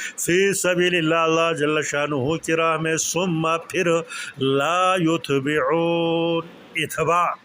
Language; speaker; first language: Urdu; non-native, local second language; Pashto